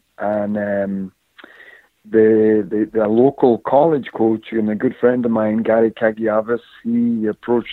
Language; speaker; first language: English; native; English